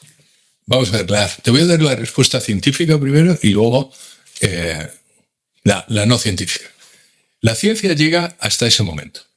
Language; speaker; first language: Spanish; native; Spanish